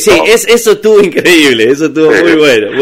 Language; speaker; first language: Spanish; native; Spanish